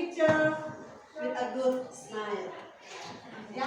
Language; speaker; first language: English; non-native, learner; Indonesian